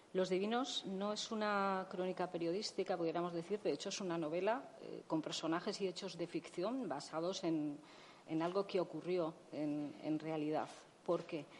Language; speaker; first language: Spanish; native; Spanish